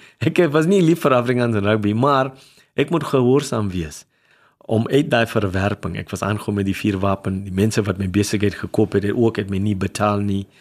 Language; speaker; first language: Afrikaans; non-native, local second language; English